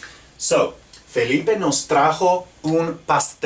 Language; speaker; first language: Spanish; non-native, fluent; English